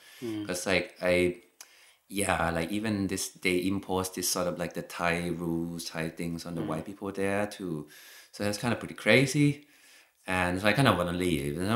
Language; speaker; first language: English; non-native, fluent; Thai